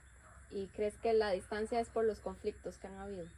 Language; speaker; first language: Spanish; native; Spanish